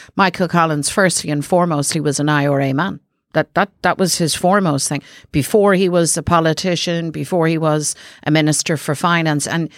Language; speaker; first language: English; native; English